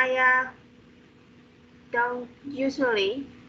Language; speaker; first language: English; non-native, learner; Vietnamese